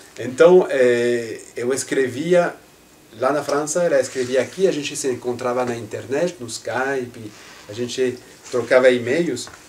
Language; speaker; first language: Portuguese; non-native, fluent; French